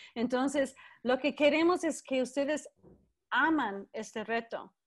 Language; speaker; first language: Spanish; non-native, fluent; English